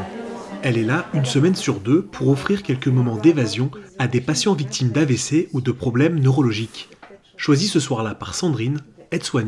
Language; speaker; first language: French; native; French